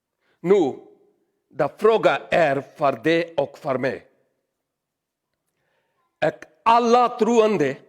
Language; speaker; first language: Swedish; non-native, learner; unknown